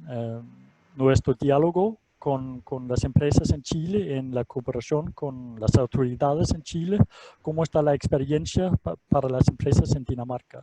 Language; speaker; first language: Spanish; non-native, fluent; Danish